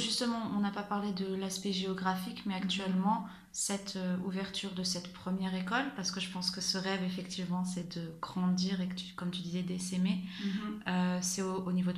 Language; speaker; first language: French; native; French